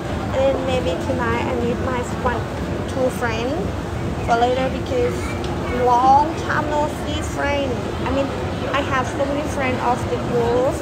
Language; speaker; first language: English; non-native, learner; Thai